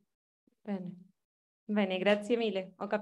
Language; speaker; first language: Italian; non-native, learner; Spanish